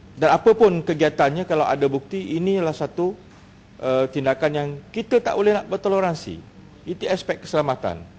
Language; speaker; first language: Malay; native; Malay